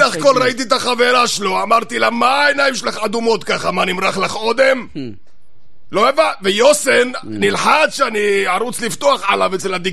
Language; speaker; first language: Hebrew; native; Hebrew